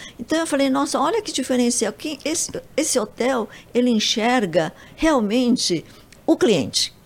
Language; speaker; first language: Portuguese; early bilingual, other home language; Japanese